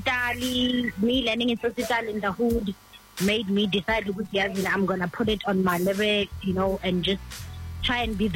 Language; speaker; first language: English; non-native, local second language; Zulu